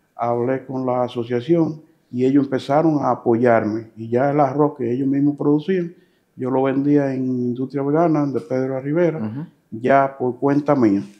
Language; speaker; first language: Spanish; native; Spanish